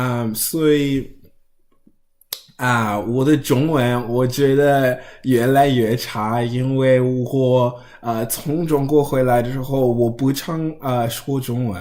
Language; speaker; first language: Chinese; non-native, learner; English